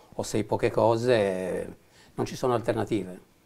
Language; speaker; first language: Italian; native; Italian